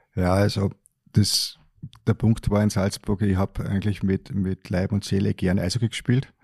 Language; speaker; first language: German; native; German